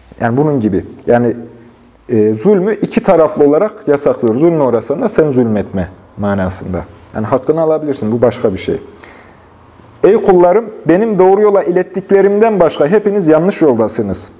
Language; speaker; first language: Turkish; native; Turkish